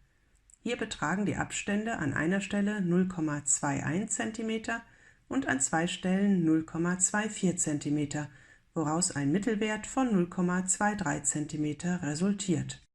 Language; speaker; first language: German; native; German